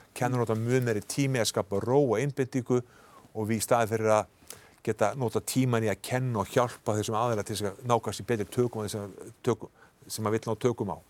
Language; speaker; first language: Icelandic; native; Icelandic